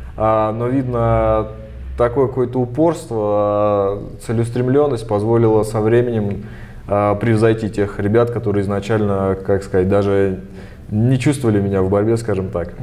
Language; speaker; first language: Russian; early bilingual, other home language; Armenian